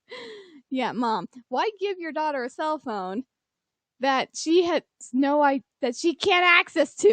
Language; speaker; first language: English; native; English